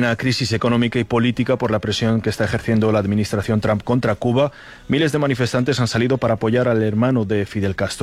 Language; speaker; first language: Spanish; native; Spanish